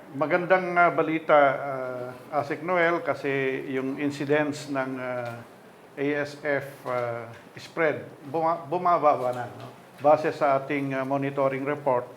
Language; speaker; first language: Filipino; non-native, local second language; Iloko